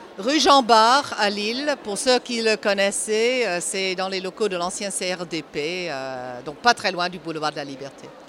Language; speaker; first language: French; non-native, fluent; English